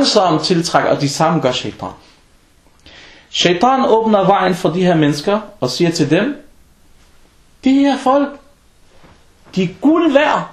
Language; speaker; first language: Danish; non-native, fluent; Arabic